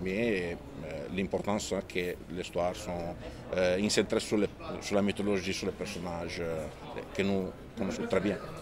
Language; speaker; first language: French; non-native, fluent; Italian